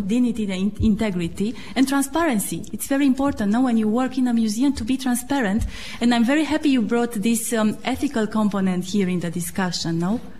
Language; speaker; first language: English; non-native, fluent; Romanian